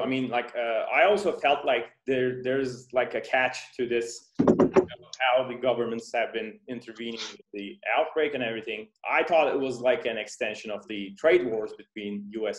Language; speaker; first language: English; non-native, fluent; Turkish